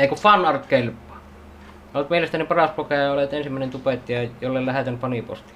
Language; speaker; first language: Finnish; native; Finnish